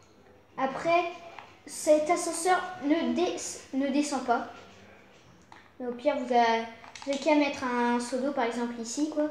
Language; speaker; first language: French; native; French